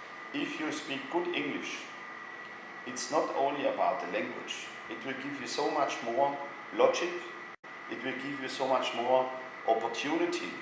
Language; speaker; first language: English; non-native, fluent; German